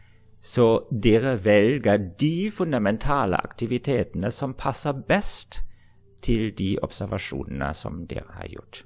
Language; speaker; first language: Norwegian; non-native, fluent; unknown